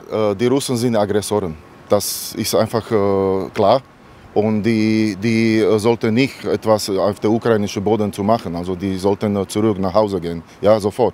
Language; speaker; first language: German; non-native, learner; Slovak